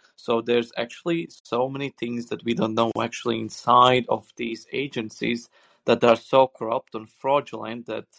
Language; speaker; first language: English; non-native, fluent; Swedish